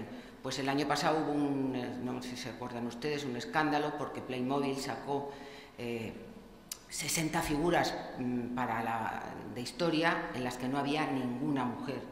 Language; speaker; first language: Spanish; native; Spanish